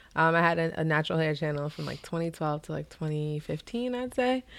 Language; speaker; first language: English; native; English